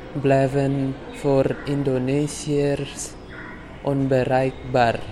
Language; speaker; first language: Dutch; non-native, learner; Indonesian